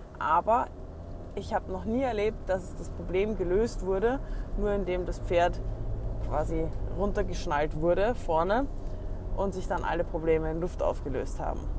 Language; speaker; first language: German; native; German